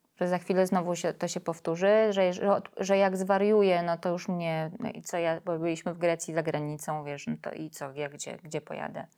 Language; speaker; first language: Polish; native; Polish